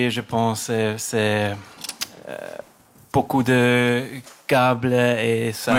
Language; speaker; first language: French; non-native, local second language; German